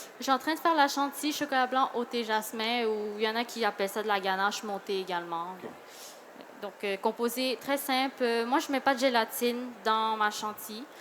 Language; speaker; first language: French; early bilingual, other home language; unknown